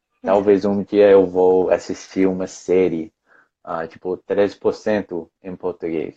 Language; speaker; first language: Portuguese; non-native, fluent; English